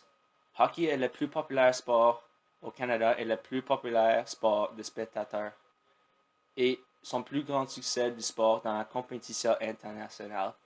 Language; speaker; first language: French; non-native, learner; English